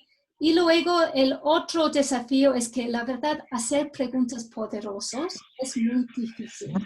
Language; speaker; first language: Spanish; non-native, fluent; English